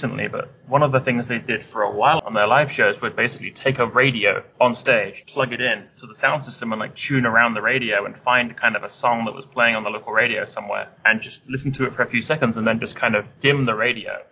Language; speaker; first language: English; native; English